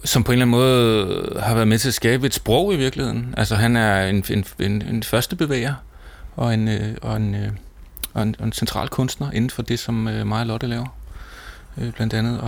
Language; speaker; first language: Danish; native; Danish